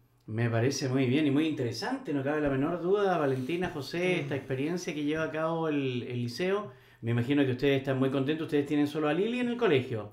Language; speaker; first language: Spanish; native; Spanish